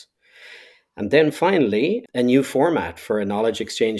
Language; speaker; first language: English; native; English